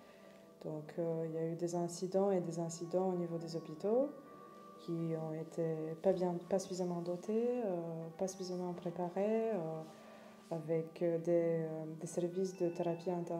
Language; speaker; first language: French; non-native, fluent; Romanian